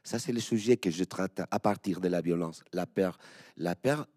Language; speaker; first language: French; non-native, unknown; Spanish